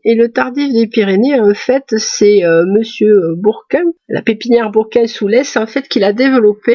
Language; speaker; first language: French; native; French